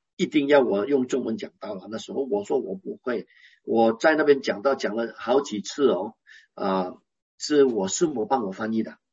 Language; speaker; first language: Chinese; non-native, local second language; Hakka Chinese